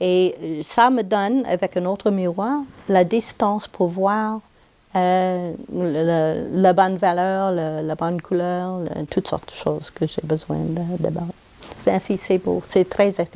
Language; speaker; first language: French; non-native, local second language; English